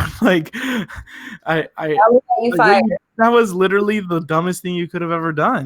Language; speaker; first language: English; native; English